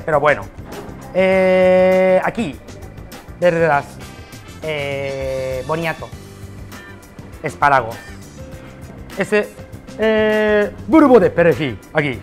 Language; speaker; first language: Spanish; non-native, learner; Japanese